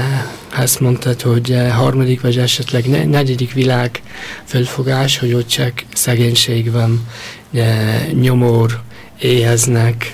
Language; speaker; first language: Hungarian; early bilingual, heritage; Hungarian